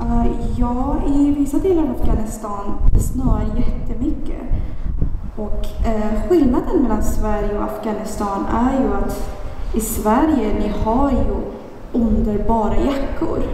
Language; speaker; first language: Swedish; non-native, fluent; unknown